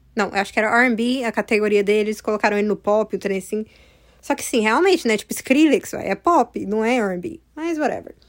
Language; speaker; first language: Portuguese; early bilingual, heritage; English